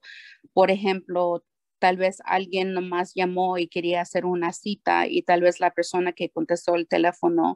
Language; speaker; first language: Spanish; early bilingual, heritage; Spanish